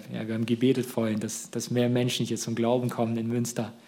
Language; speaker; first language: German; early bilingual, other home language; Russian